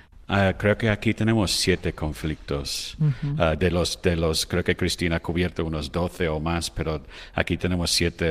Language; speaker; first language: Spanish; non-native, fluent; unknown